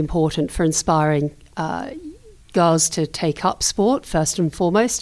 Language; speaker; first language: English; native; English